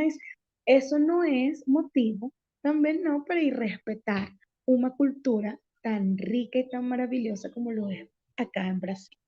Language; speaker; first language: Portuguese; non-native, learner; Spanish